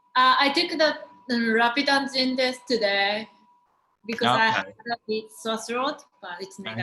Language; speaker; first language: English; non-native, learner; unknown